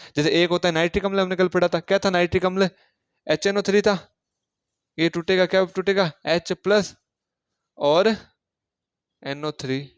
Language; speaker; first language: Hindi; native; Hindi